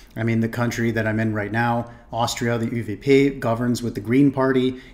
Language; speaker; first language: English; native; English